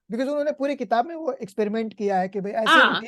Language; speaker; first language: Hindi; native; Hindi